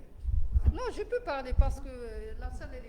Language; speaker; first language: French; non-native, learner; Arabic